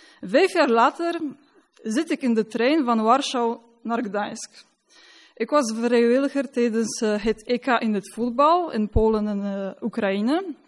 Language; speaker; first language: Dutch; non-native, fluent; Polish